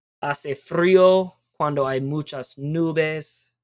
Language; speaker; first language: Spanish; non-native, fluent; English